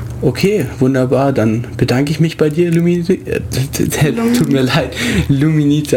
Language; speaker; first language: German; native; German